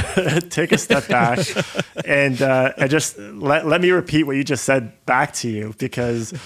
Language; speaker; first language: English; native; English